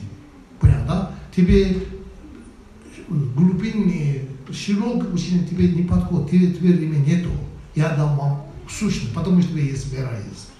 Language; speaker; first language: Russian; non-native, learner; Tibetan